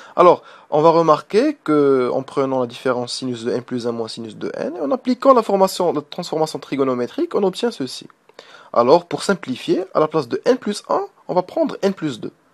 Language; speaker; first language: French; non-native, local second language; Arabic